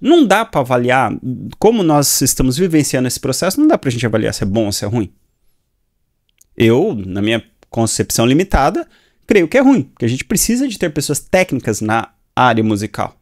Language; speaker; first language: Portuguese; native; Portuguese